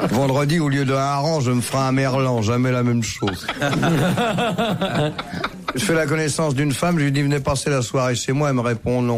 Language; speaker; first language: French; native; French